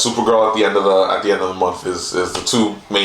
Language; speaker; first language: English; native; English